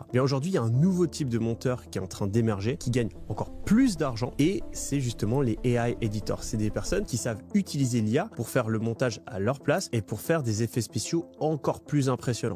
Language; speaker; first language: French; native; French